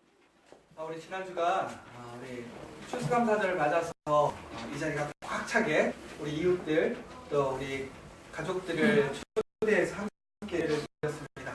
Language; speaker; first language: Korean; native; Korean